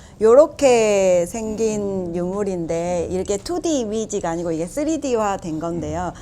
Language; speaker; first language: Korean; native; Korean